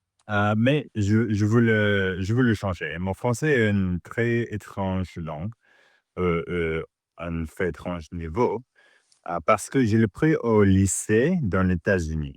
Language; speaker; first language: French; non-native, learner; English